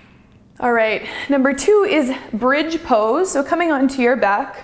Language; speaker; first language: English; native; English